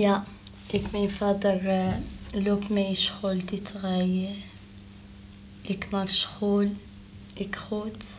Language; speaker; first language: Dutch; non-native, learner; Arabic